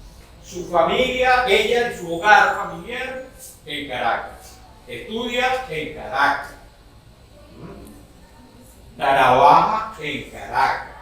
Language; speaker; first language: Spanish; native; Spanish